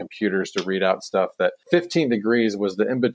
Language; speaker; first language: English; native; English